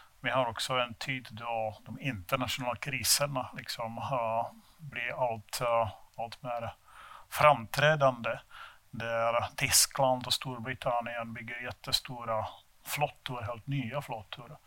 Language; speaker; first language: Swedish; non-native, fluent; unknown